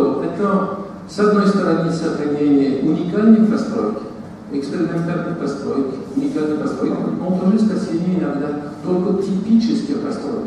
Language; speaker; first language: Russian; non-native, fluent; French